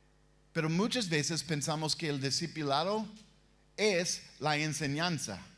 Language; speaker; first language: Spanish; non-native, fluent; English